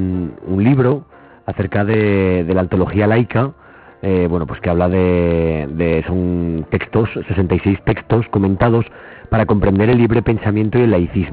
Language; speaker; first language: Spanish; native; Spanish